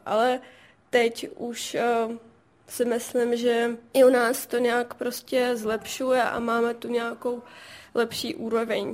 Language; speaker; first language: Czech; non-native, fluent; Russian